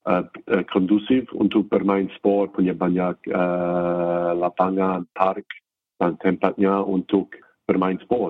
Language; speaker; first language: Indonesian; non-native, fluent; English